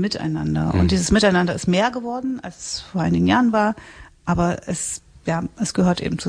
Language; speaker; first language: German; native; German